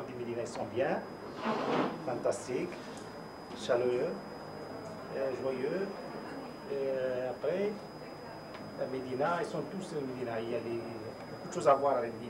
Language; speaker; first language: French; non-native, local second language; Arabic